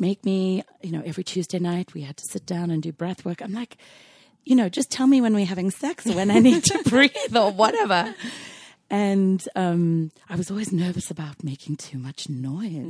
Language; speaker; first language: English; native; English